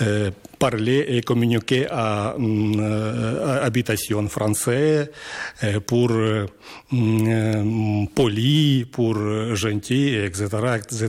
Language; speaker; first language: French; non-native, learner; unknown